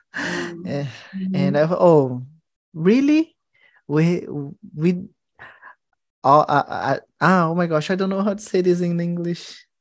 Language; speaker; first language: English; non-native, fluent; Portuguese